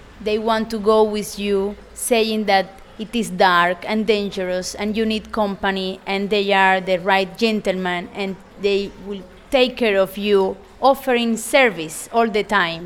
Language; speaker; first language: English; non-native, fluent; Spanish